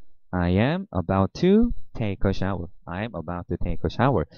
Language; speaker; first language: English; non-native, fluent; Korean